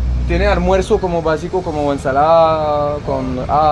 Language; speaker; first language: Spanish; non-native, learner; French